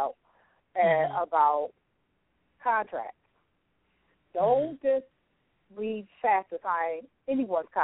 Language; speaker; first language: English; native; English